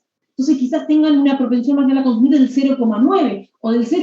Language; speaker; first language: Spanish; native; Spanish